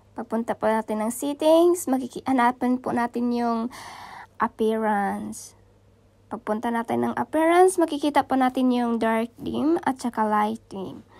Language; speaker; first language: Filipino; non-native, local second language; Cebuano